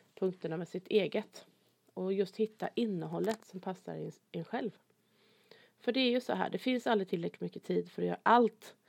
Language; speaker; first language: Swedish; native; Swedish